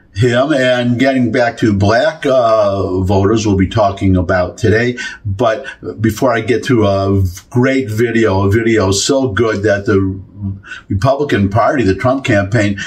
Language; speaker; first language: English; native; English